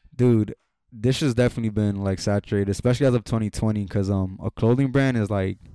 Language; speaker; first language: English; native; English